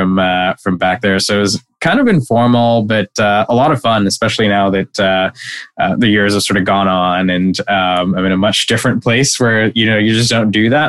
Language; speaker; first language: English; non-native, local second language; Bangla